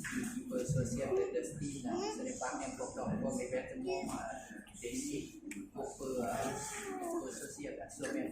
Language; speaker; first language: French; non-native, learner; Lao